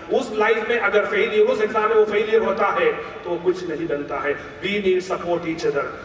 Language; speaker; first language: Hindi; non-native, local second language; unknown